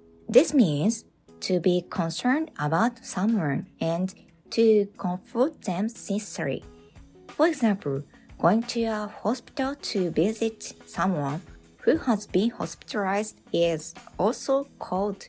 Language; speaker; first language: English; non-native, fluent; Japanese